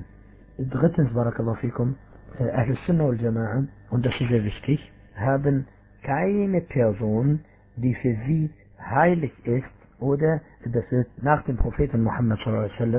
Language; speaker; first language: German; non-native, fluent; Arabic